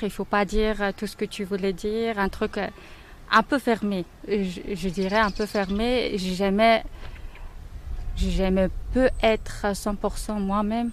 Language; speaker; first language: French; non-native, learner; Mongolian